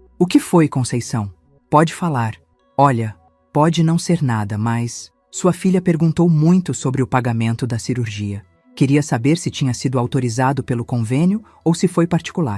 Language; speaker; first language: Portuguese; native; Portuguese